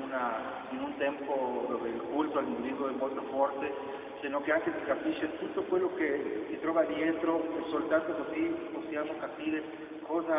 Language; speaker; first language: Italian; non-native, fluent; Spanish